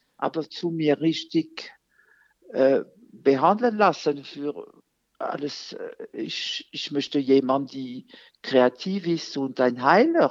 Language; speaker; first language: German; non-native, fluent; French